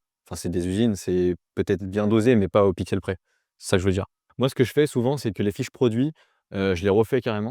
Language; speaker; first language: French; native; French